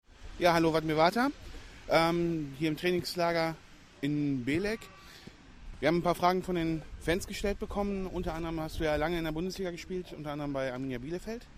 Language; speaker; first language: German; native; German